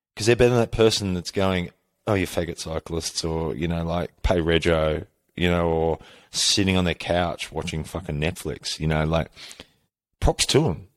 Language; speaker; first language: English; native; English